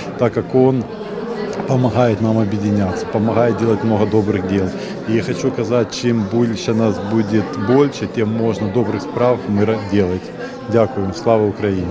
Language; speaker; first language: Ukrainian; non-native, local second language; Russian